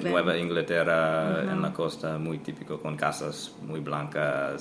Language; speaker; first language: Spanish; non-native, fluent; English